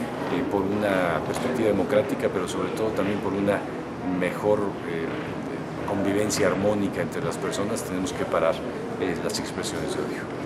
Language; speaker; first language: Spanish; native; Spanish